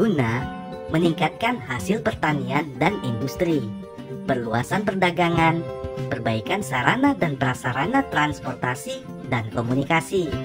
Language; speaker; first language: Indonesian; native; Indonesian